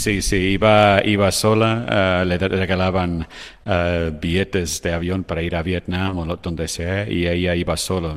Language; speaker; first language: Spanish; non-native, fluent; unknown